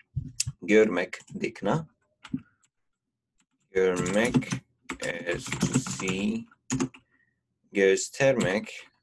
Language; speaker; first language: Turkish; non-native, fluent; Urdu